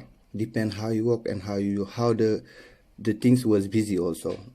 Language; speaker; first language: English; non-native, learner; Wolof